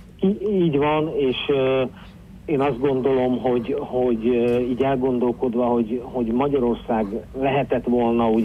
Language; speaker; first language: Hungarian; native; Hungarian